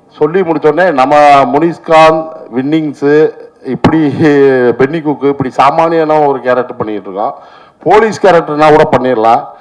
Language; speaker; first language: Tamil; native; Tamil